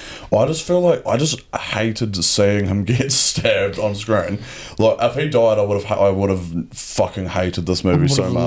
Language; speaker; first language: English; native; English